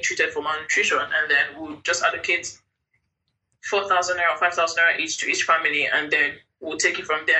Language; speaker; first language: English; non-native, local second language; Yoruba